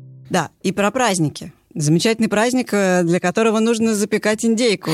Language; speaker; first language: Russian; native; Russian